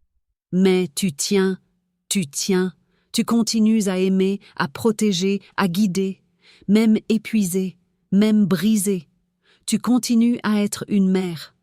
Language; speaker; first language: French; native; French